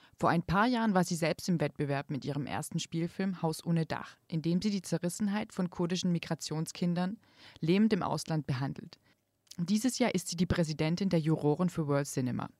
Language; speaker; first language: German; native; German